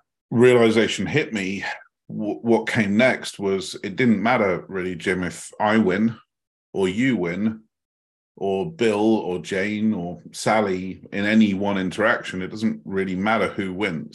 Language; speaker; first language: English; native; English